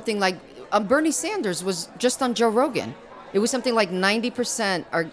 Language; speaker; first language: English; early bilingual, other home language; Spanish